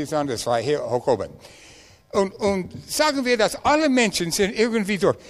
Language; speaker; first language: German; non-native, learner; English